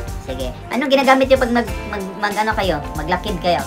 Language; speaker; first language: Filipino; non-native, local second language; Cebuano